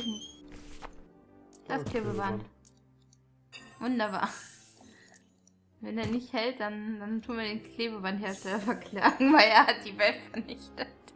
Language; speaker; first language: German; native; German